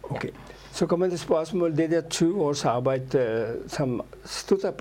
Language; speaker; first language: Danish; non-native, fluent; Urdu